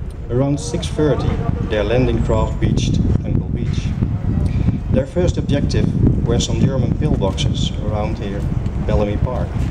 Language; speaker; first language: English; non-native, fluent; Dutch